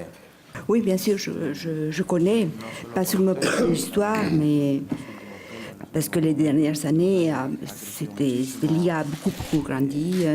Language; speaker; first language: French; non-native, learner; Spanish